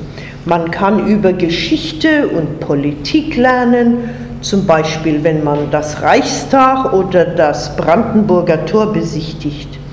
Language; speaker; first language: German; non-native, fluent; English